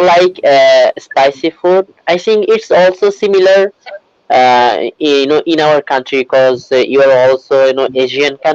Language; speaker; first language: English; non-native, learner; Bangla